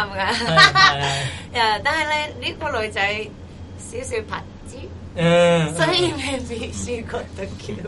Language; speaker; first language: Cantonese; non-native, learner; Japanese